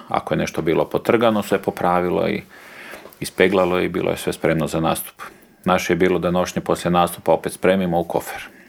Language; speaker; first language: Croatian; native; Croatian